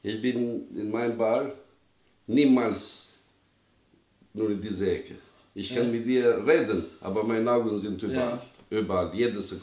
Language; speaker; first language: German; non-native, learner; Albanian